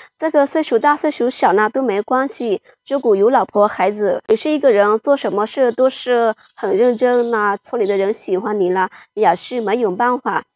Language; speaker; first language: Chinese; non-native, fluent; Lao